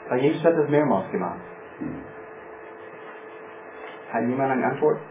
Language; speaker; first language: German; non-native, fluent; English